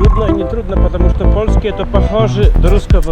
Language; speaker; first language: Russian; non-native, learner; Polish